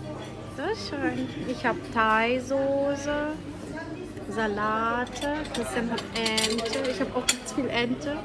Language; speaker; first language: German; non-native, learner; Ukrainian